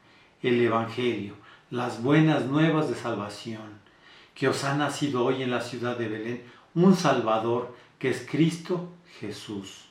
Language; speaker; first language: Spanish; native; Spanish